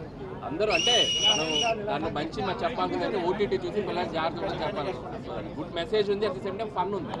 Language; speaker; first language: Telugu; native; Telugu